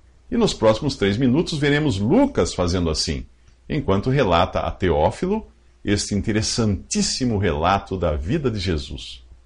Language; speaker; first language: Portuguese; native; Portuguese